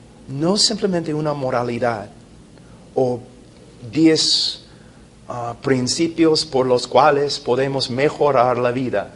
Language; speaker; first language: Spanish; non-native, fluent; English